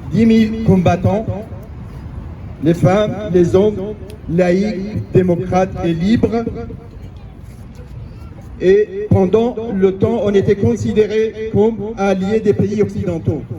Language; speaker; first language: French; non-native, learner; Kurdish